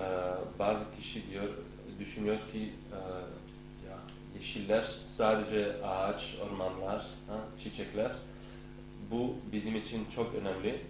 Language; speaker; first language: Turkish; non-native, learner; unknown